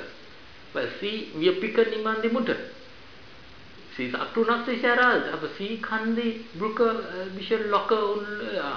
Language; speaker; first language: German; non-native, fluent; Sinhala